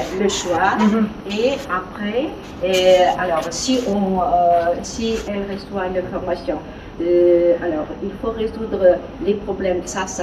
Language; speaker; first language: French; non-native, learner; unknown